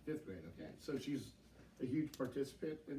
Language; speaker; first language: English; native; English